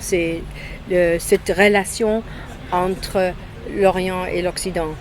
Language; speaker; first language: French; non-native, fluent; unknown